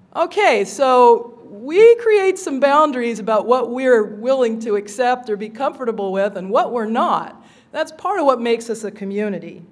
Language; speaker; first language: English; native; English